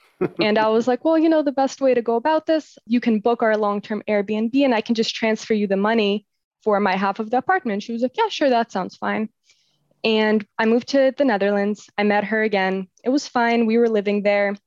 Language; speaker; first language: English; native; English